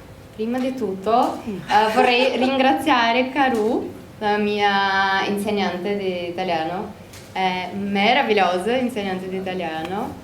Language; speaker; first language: Italian; non-native, learner; Portuguese